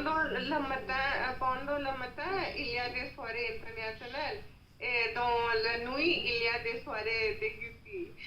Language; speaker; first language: French; non-native, learner; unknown